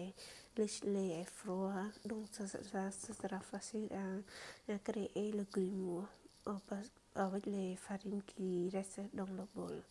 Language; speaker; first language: French; non-native, fluent; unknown